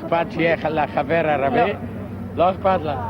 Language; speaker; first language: Hebrew; non-native, fluent; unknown